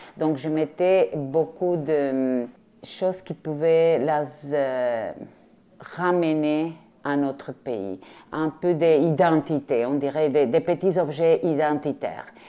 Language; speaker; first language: French; non-native, fluent; Spanish